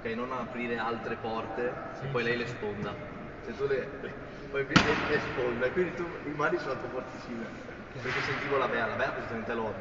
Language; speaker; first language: Italian; native; Italian